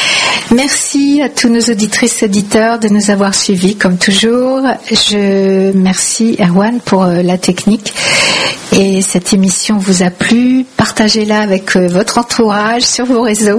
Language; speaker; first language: French; native; French